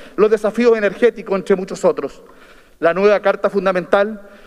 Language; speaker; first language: Spanish; native; Spanish